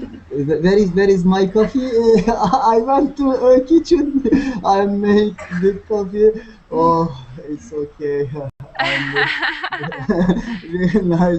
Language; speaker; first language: English; non-native, learner; Turkish